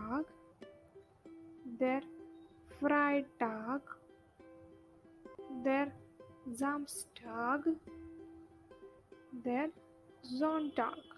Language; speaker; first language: German; non-native, fluent; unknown